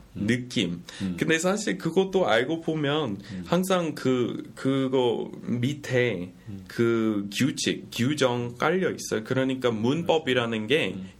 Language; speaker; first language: Korean; non-native, fluent; English